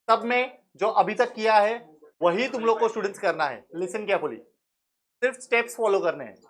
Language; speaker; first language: Hindi; non-native, local second language; Marathi